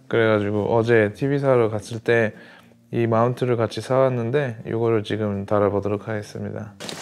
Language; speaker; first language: Korean; native; Korean